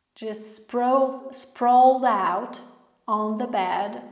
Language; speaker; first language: English; non-native, fluent; Polish